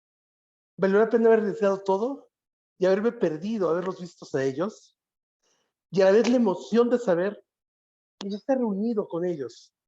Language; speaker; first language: Spanish; native; Spanish